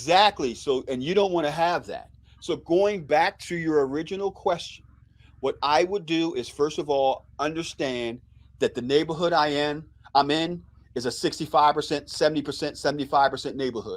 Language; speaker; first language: English; native; English